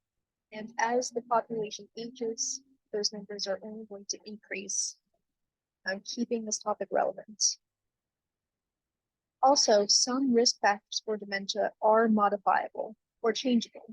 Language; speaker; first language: English; native; English